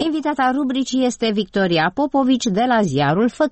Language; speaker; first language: Romanian; native; Romanian